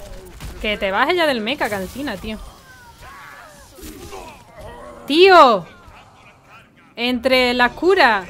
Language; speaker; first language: Spanish; native; Spanish